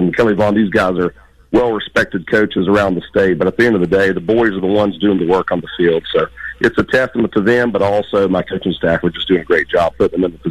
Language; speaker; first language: English; native; English